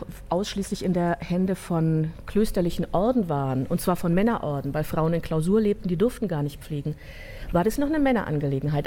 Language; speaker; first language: German; native; German